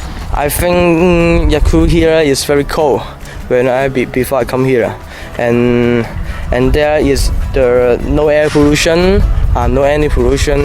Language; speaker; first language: English; non-native, learner; Cantonese